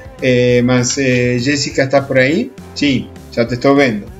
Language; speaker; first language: Portuguese; non-native, fluent; Spanish